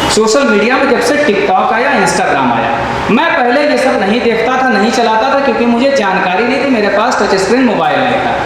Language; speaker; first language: Hindi; native; Hindi